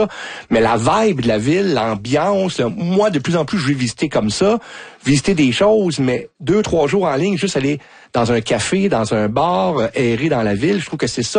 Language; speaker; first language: French; native; French